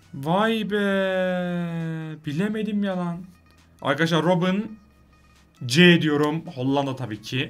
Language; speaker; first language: Turkish; native; Turkish